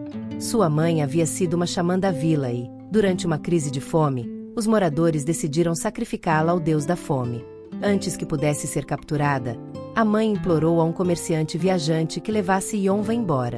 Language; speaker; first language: Portuguese; native; Portuguese